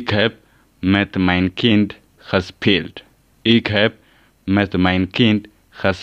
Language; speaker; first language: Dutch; non-native, learner; Tigrinya